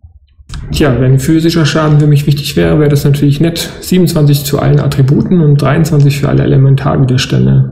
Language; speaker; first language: German; native; German